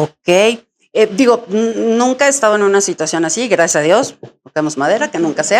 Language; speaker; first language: Spanish; native; Spanish